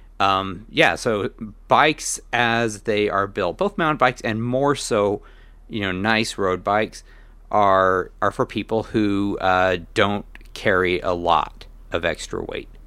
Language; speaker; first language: English; native; English